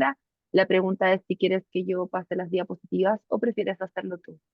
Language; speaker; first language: Spanish; native; Spanish